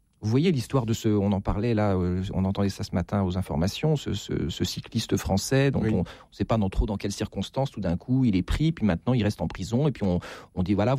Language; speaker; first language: French; native; French